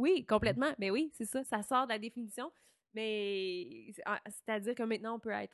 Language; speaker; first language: French; native; French